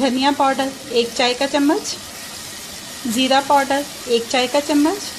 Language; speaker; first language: Urdu; native; Urdu